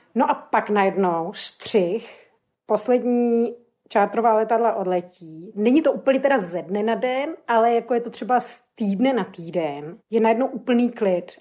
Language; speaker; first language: Czech; native; Czech